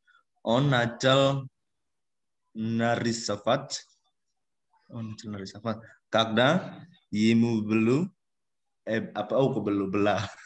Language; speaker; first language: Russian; non-native, learner; Indonesian